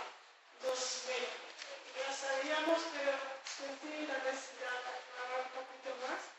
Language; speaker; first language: Spanish; non-native, fluent; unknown